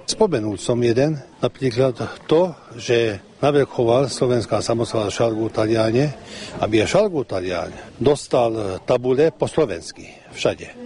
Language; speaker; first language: Slovak; early bilingual, heritage; Slovak